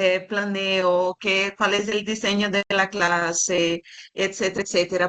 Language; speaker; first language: Spanish; non-native, fluent; Portuguese